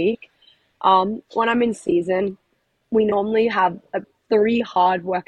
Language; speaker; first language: English; native; English